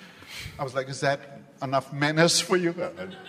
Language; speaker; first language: English; non-native, local second language; Gujarati